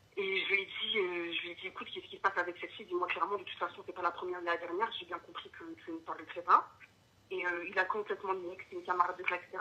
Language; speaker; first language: French; early bilingual, other home language; Arabic